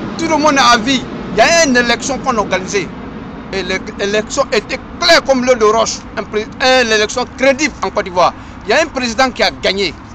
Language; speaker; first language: French; non-native, local second language; Dyula